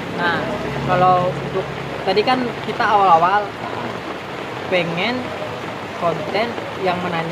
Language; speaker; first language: Indonesian; native; Indonesian